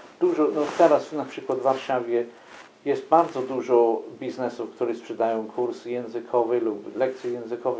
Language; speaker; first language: Polish; non-native, fluent; English